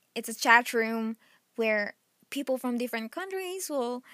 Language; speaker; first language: English; non-native, local second language; Filipino